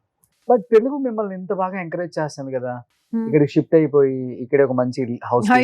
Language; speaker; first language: Telugu; native; Telugu